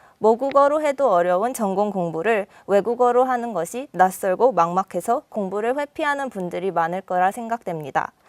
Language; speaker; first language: Korean; native; Korean